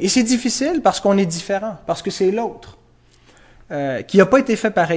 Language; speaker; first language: French; native; French